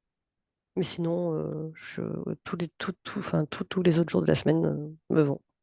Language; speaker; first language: French; native; French